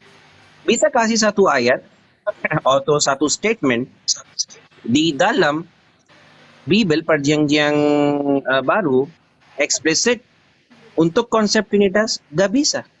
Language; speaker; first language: Indonesian; non-native, learner; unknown